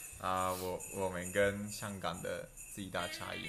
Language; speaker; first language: Chinese; non-native, fluent; Japanese